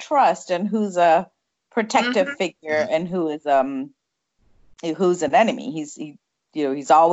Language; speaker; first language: English; non-native, local second language; Tamil